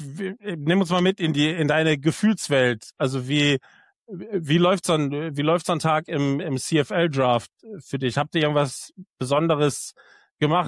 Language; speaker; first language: German; native; German